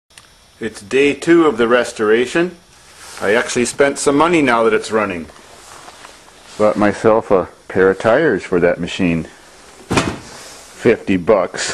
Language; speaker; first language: English; native; English